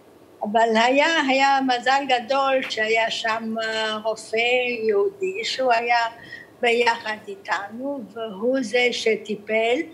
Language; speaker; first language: Hebrew; early bilingual, other home language; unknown